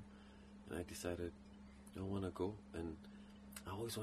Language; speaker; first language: English; non-native, local second language; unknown